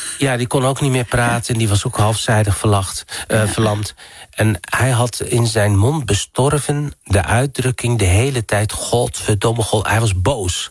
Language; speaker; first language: Dutch; early bilingual, other home language; Riffian